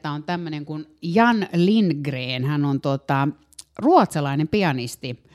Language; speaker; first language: Finnish; native; Finnish